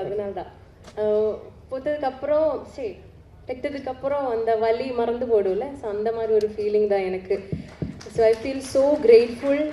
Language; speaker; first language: Tamil; non-native, learner; Malayalam